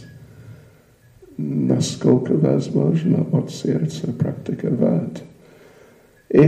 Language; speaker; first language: Russian; non-native, learner; English